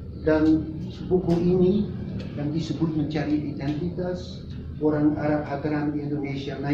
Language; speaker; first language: Indonesian; non-native, fluent; Dutch